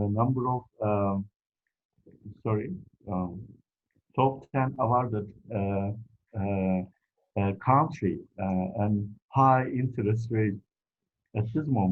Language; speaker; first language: English; non-native, fluent; Turkish